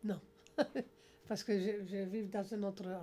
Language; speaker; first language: French; non-native, learner; English